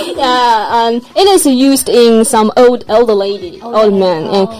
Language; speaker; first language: English; non-native, fluent; Chinese